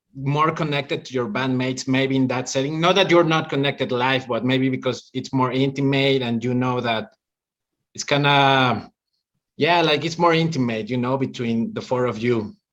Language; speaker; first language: English; non-native, fluent; Spanish